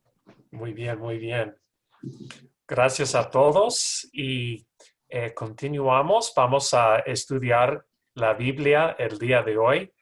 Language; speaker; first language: Spanish; non-native, learner; English